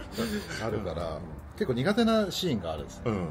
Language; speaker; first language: Japanese; native; Japanese